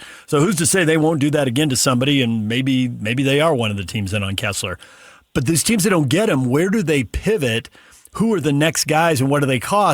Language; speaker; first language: English; native; English